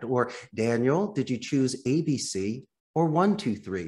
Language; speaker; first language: English; native; English